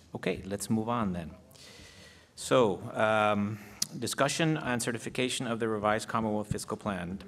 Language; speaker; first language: English; non-native, local second language; Spanish